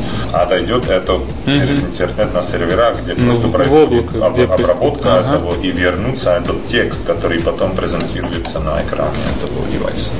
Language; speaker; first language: Russian; non-native, fluent; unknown